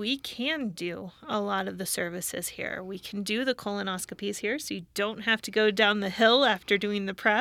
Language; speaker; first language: English; native; English